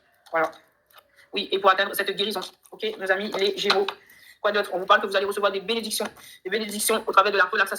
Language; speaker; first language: French; native; French